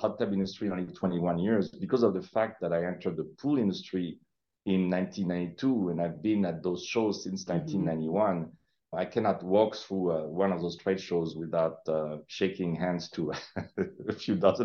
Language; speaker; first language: English; non-native, fluent; French